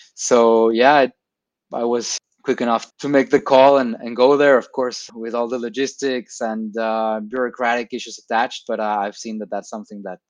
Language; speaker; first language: English; non-native, fluent; Spanish